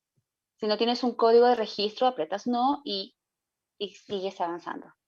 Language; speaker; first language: Spanish; native; Spanish